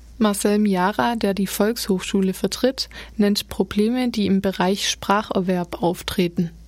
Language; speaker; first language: German; native; German